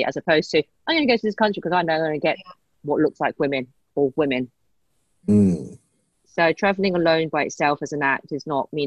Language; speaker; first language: English; native; English